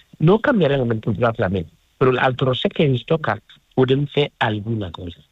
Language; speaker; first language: Catalan; non-native, fluent; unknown